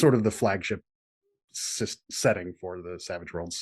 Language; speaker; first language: English; native; English